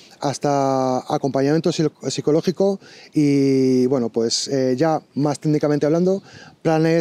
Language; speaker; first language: Spanish; native; Spanish